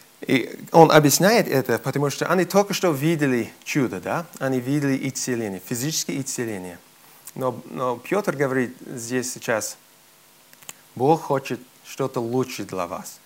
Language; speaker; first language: Russian; non-native, fluent; English